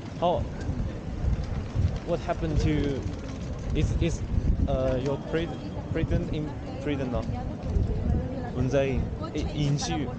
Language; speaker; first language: English; non-native, learner; Chinese